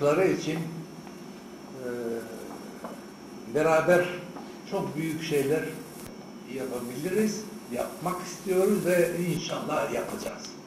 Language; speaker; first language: Turkish; non-native, fluent; Arabic